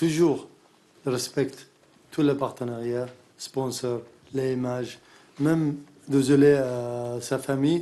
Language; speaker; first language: French; non-native, learner; Arabic